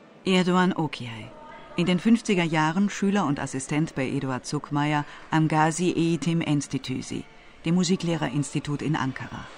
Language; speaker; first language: German; native; German